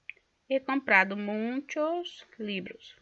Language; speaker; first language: Spanish; non-native, local second language; Portuguese